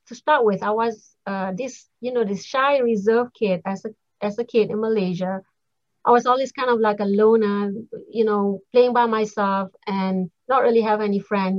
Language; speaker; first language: English; non-native, local second language; Malay